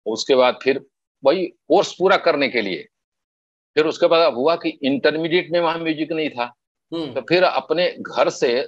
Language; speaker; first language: Hindi; native; Hindi